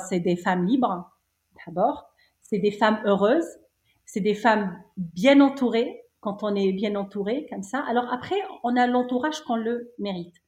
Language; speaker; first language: French; non-native, local second language; Arabic